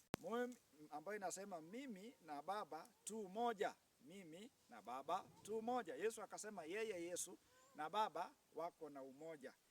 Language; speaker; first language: Swahili; non-native, local second language; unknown